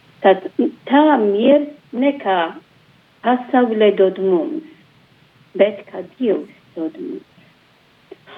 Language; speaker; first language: Latvian; non-native, fluent; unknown